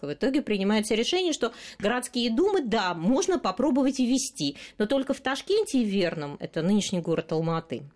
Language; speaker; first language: Russian; native; Russian